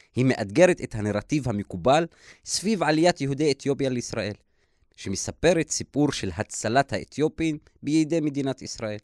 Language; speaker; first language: Hebrew; non-native, local second language; Arabic